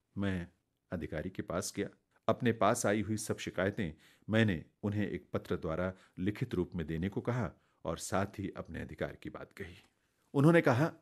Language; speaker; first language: Hindi; native; Hindi